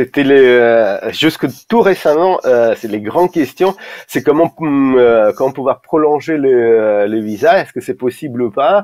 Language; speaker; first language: French; non-native, fluent; Russian